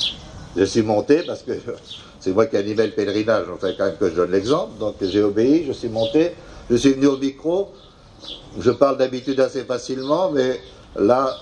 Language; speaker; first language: French; native; French